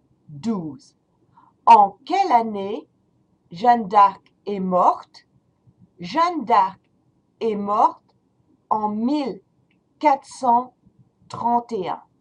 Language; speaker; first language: French; non-native, fluent; English